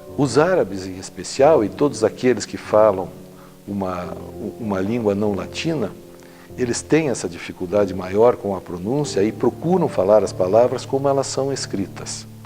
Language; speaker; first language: Portuguese; native; Portuguese